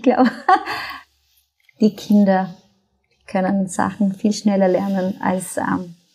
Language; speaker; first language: German; non-native, fluent; Portuguese